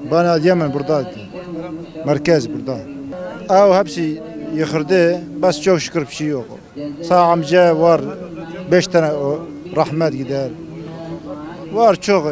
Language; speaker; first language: Turkish; non-native, learner; Arabic